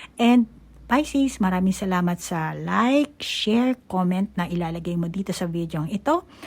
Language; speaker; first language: Filipino; native; Filipino